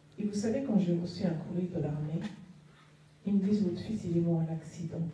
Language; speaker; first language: French; non-native, local second language; Arabic